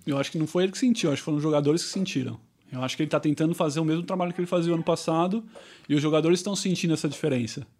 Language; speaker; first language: Portuguese; native; Portuguese